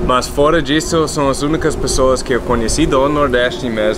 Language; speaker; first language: Portuguese; non-native, fluent; English